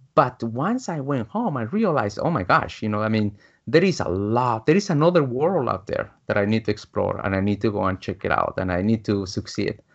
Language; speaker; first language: English; non-native, fluent; Spanish